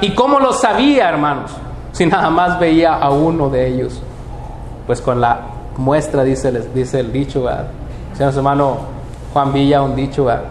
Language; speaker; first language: Spanish; native; Spanish